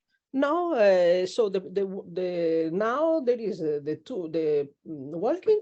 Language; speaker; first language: English; non-native, learner; Italian